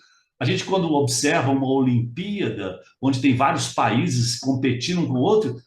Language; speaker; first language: Portuguese; native; Portuguese